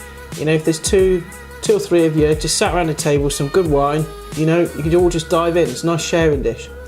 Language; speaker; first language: English; native; English